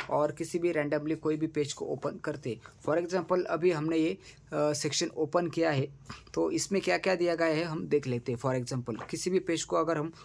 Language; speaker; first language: Hindi; non-native, local second language; Marathi